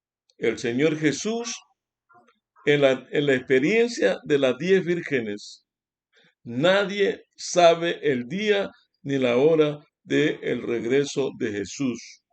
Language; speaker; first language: Spanish; native; Spanish